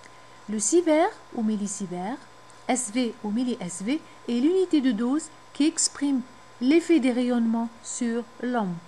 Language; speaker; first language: French; non-native, local second language; Arabic